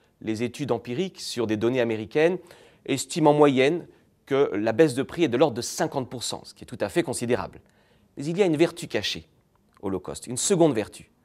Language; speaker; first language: French; native; French